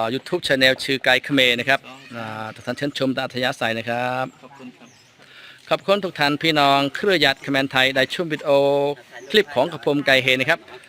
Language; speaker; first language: Thai; non-native, fluent; Khmer